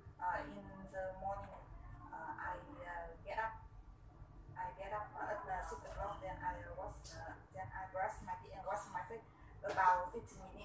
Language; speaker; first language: English; non-native, learner; Vietnamese